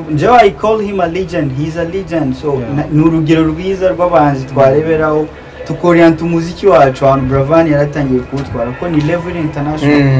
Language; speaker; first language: Kinyarwanda; native; Kinyarwanda